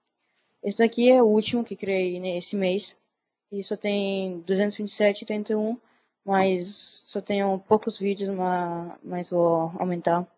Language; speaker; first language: Portuguese; early bilingual, other home language; Italian